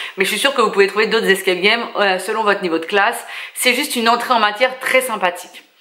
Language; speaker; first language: French; native; French